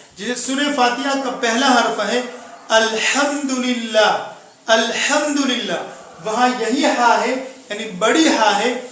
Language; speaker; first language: Urdu; non-native, local second language; Gujarati